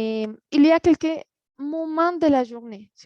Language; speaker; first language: French; non-native, fluent; Spanish